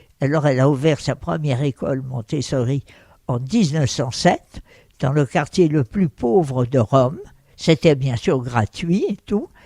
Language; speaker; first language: French; early bilingual, other home language; Russian